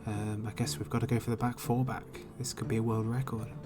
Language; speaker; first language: English; native; English